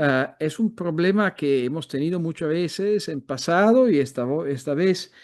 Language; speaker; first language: Spanish; non-native, fluent; Italian